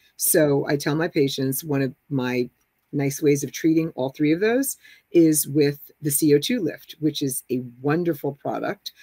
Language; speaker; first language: English; native; English